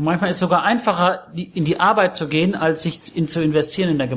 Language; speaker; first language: German; native; German